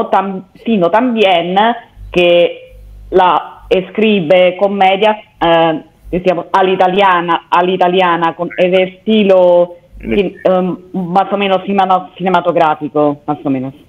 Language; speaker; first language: Spanish; non-native, learner; Italian